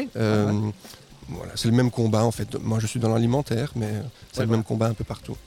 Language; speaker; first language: French; non-native, fluent; Spanish